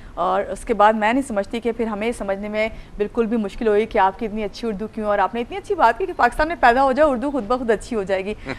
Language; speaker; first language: Urdu; native; Urdu